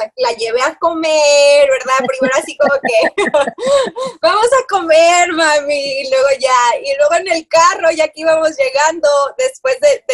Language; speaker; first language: Spanish; early bilingual, heritage; Spanish